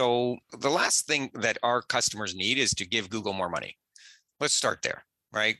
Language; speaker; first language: English; native; English